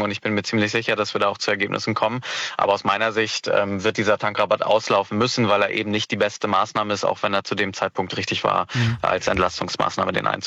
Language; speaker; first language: German; native; German